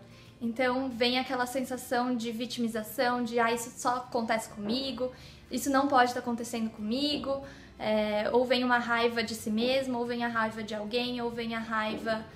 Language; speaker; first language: Portuguese; native; Portuguese